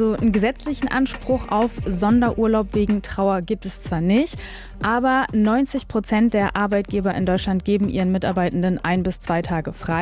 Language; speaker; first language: German; native; German